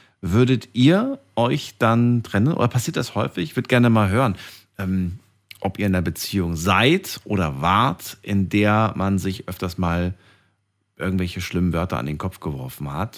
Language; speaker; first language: German; native; German